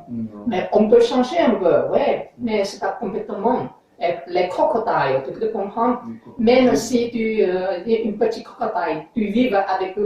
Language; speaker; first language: French; non-native, learner; English